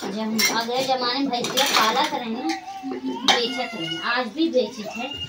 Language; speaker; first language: Hindi; native; Hindi